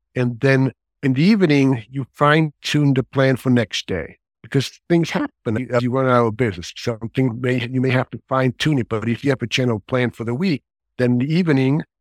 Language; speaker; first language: English; non-native, fluent; German